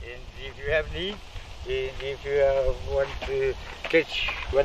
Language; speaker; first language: English; non-native, learner; Romanian